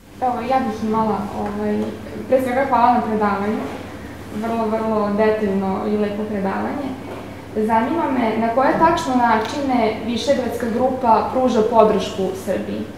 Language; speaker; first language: Serbian; native; Serbian